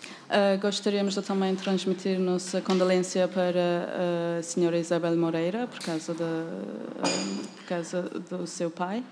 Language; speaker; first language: Portuguese; non-native, fluent; Turkish